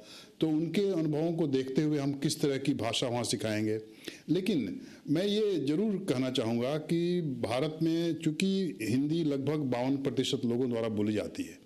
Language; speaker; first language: Hindi; native; Hindi